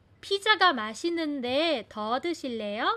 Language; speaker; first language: Korean; non-native, fluent; Filipino